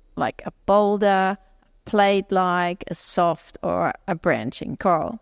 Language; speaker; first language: English; non-native, fluent; Dutch